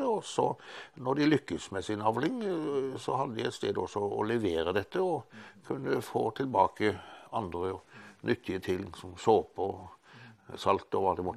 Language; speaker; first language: Norwegian; native; Norwegian